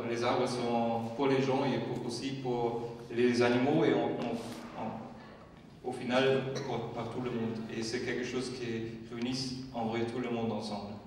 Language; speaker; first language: French; non-native, fluent; German